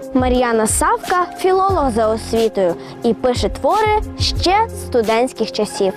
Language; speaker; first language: Ukrainian; native; Ukrainian